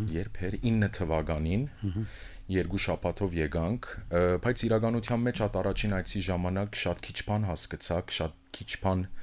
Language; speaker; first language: Armenian; early bilingual, heritage; Armenian